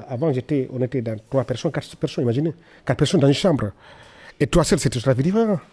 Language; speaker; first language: French; non-native, local second language; Fula